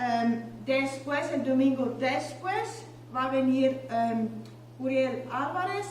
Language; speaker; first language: Spanish; non-native, learner; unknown